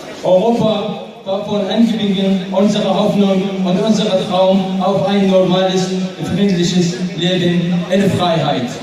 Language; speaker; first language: German; non-native, learner; Arabic